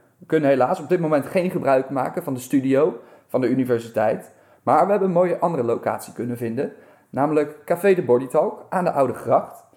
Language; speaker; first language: Dutch; native; Dutch